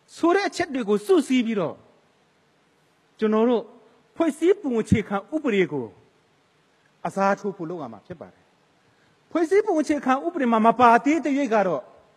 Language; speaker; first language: Burmese; non-native, local second language; Hakha Chin